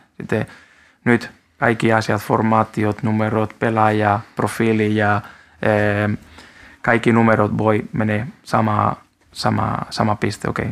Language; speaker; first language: Finnish; non-native, learner; Spanish